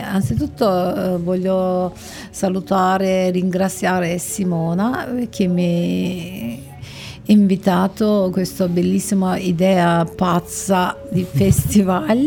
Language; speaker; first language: Italian; non-native, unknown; Turkish